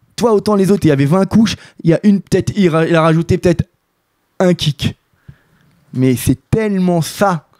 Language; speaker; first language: French; native; French